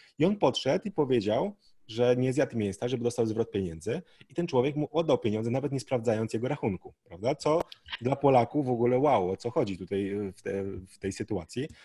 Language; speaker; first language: Polish; native; Polish